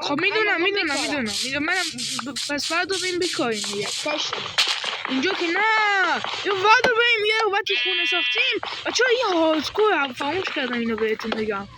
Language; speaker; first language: Persian; native; Persian